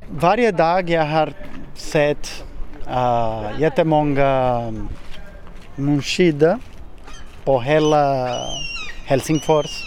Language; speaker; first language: Swedish; non-native, learner; Portuguese